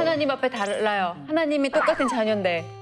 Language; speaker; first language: Korean; native; Korean